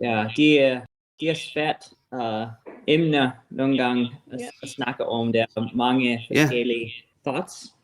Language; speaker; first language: Danish; non-native, learner; English